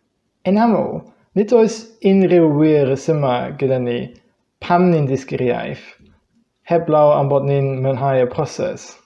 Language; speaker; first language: Welsh; non-native, fluent; English